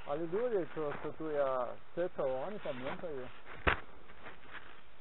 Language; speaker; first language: Polish; non-native, learner; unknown